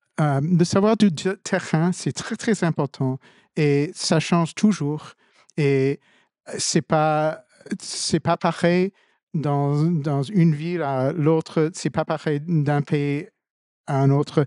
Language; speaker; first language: French; non-native, fluent; English